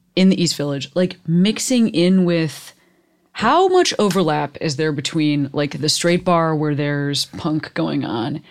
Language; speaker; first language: English; native; English